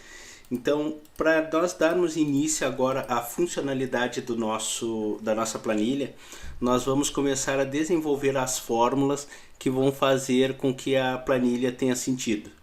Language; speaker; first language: Portuguese; native; Portuguese